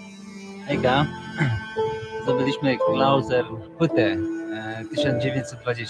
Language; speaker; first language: Polish; native; Polish